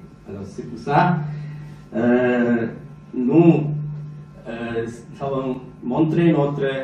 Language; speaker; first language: French; non-native, learner; Sinhala